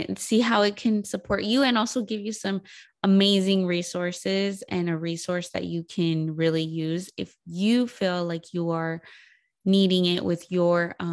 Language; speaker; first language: English; early bilingual, other home language; Spanish